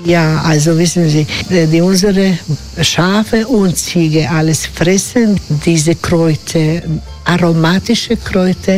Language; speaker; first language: German; non-native, learner; Croatian